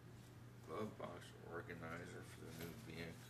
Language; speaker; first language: English; native; English